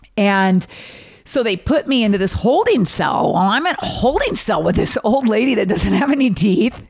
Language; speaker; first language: English; native; English